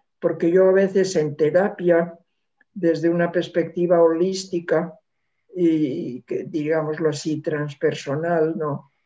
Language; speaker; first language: Spanish; non-native, local second language; Catalan